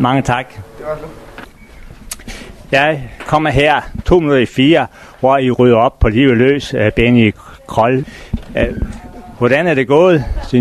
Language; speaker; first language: Danish; native; Danish